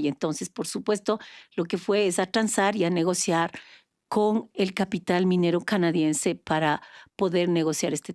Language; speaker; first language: Spanish; native; Spanish